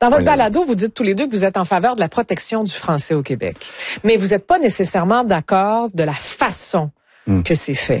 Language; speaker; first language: French; native; French